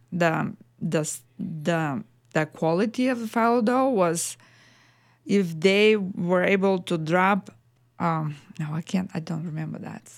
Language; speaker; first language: English; non-native, fluent; Bulgarian